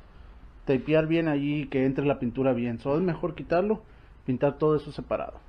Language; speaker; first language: Spanish; early bilingual, heritage; Spanish